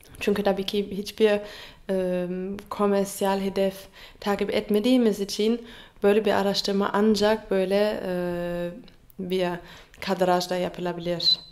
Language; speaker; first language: Turkish; non-native, fluent; German